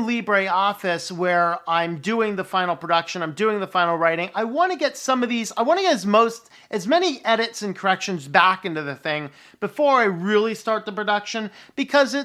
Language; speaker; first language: English; native; English